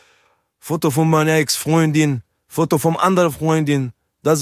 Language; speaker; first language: German; non-native, learner; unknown